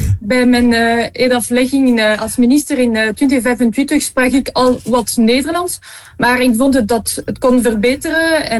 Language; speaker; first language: Dutch; non-native, local second language; French